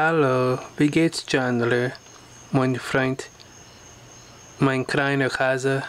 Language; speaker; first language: German; non-native, learner; Russian